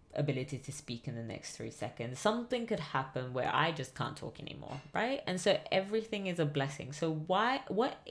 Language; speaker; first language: English; native; English